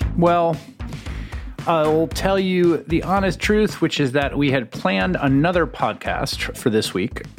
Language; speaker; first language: English; native; English